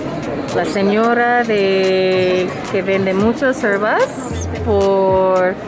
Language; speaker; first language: Spanish; non-native, learner; English